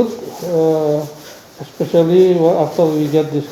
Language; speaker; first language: English; non-native, learner; Indonesian